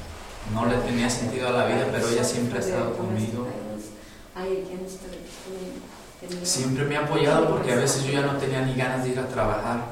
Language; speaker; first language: Spanish; native; Spanish